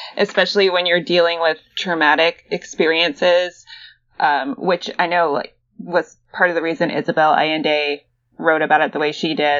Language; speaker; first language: English; native; English